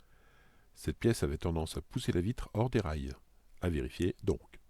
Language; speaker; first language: French; native; French